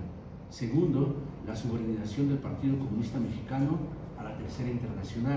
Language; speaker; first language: Spanish; native; Spanish